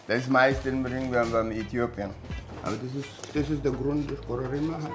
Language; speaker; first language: German; non-native, learner; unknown